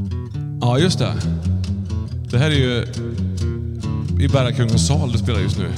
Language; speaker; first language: Swedish; native; Swedish